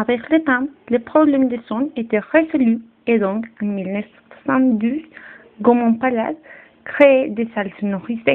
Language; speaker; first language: French; non-native, learner; Spanish